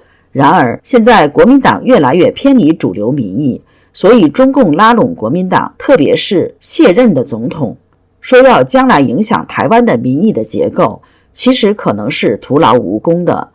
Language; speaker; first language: Chinese; native; Chinese